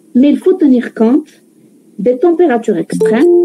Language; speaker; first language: French; non-native, local second language; Arabic